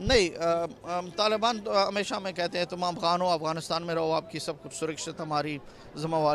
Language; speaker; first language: Hindi; non-native, fluent; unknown